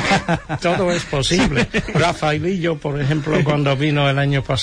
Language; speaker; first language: Spanish; non-native, fluent; English